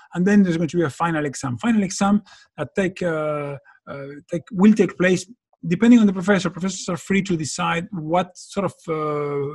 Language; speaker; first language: English; non-native, fluent; Spanish